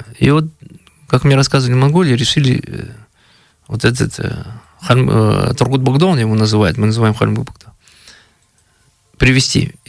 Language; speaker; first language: Russian; native; Russian